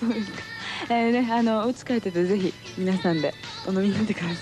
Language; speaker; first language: Japanese; native; Japanese